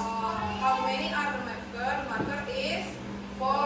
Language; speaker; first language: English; non-native, learner; Indonesian